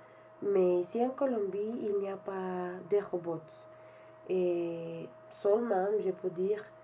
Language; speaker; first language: French; non-native, learner; Spanish